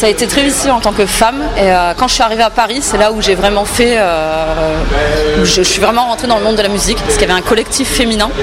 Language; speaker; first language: French; native; French